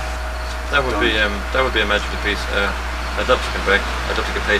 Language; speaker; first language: English; native; English